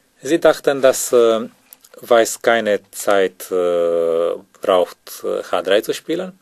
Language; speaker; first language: German; non-native, learner; Romanian